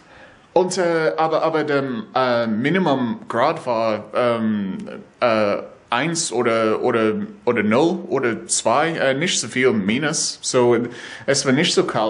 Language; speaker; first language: German; non-native, learner; English